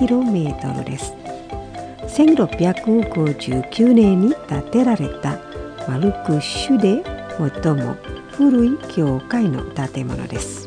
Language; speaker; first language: Japanese; non-native, fluent; Indonesian